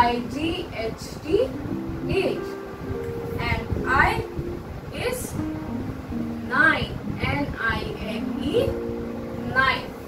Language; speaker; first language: English; non-native, local second language; Hindi